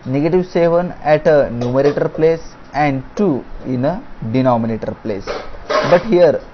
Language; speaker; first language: English; non-native, local second language; Marathi